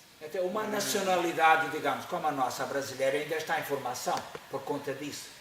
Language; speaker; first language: Portuguese; native; Portuguese